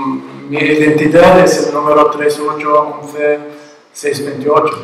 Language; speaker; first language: Spanish; non-native, learner; Arabic